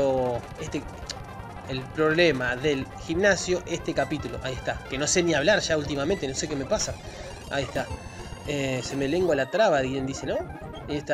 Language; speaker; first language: Spanish; native; Spanish